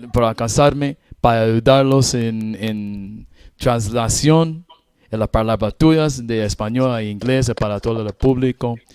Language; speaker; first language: Spanish; non-native, learner; English